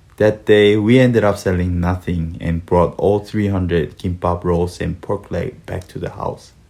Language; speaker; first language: English; early bilingual, other home language; Korean